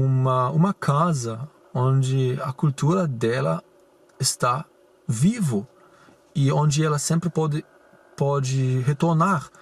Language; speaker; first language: Portuguese; non-native, fluent; German